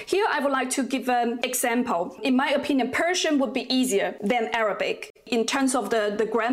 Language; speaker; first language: English; non-native, fluent; Chinese